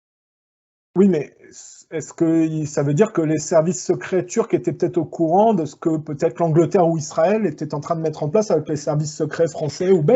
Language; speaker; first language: French; native; French